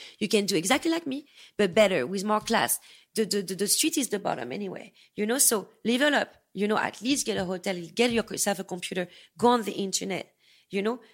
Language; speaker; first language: English; non-native, fluent; French